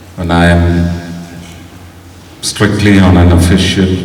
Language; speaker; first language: English; non-native, local second language; Malayalam